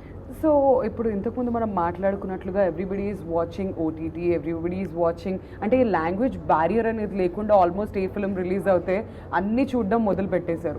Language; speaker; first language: Telugu; native; Telugu